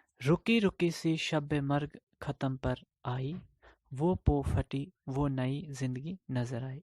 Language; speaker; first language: Urdu; non-native, local second language; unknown